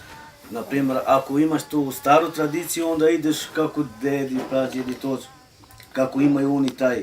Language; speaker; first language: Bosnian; non-native, local second language; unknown